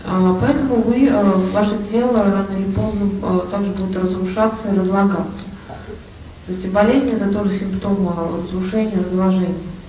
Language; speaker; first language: Russian; native; Russian